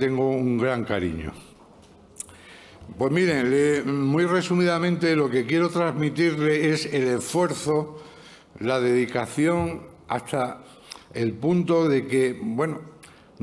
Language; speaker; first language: Spanish; native; Spanish